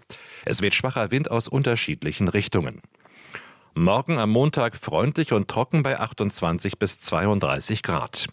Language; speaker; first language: German; native; German